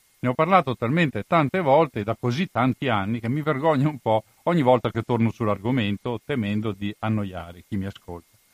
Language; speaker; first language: Italian; native; Italian